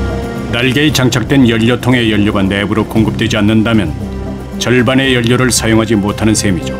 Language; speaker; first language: Korean; native; Korean